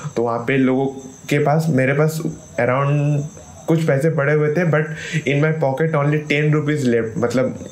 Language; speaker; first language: Hindi; non-native, local second language; Bangla